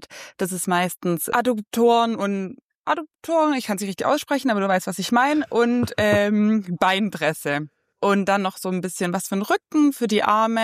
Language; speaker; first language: German; native; German